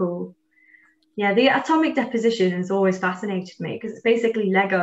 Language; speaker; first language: English; native; English